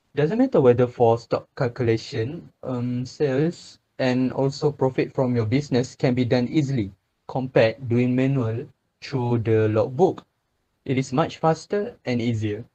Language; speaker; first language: English; non-native, local second language; Malay